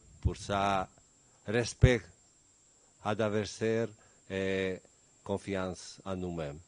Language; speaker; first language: French; non-native, learner; Bosnian